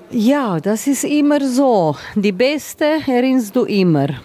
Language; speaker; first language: German; non-native, learner; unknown